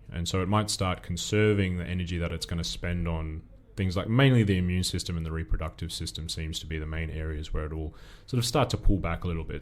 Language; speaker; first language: English; native; English